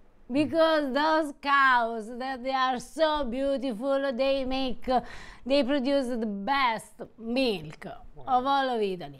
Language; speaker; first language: English; non-native, fluent; Italian